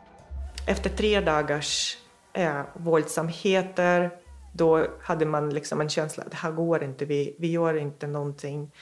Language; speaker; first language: Swedish; non-native, fluent; Russian